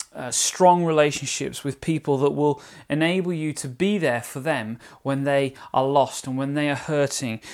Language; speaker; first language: English; native; English